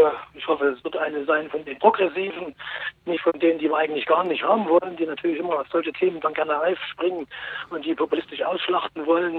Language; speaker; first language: German; native; German